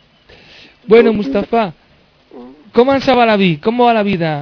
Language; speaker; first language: Spanish; native; Spanish